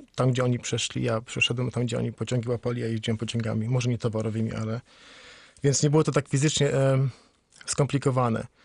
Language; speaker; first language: Polish; native; Polish